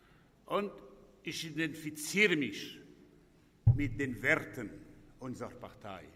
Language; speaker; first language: German; non-native, local second language; French